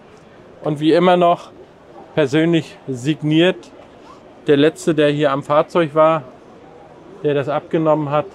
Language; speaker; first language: German; native; German